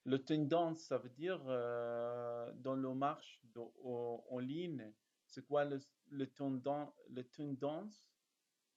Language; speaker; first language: French; non-native, learner; Arabic